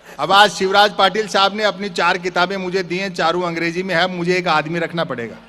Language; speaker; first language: Hindi; native; Hindi